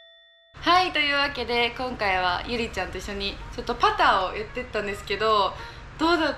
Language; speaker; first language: Japanese; native; Japanese